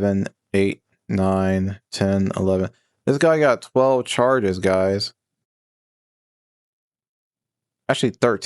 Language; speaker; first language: English; native; English